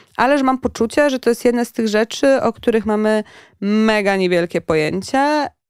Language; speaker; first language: Polish; native; Polish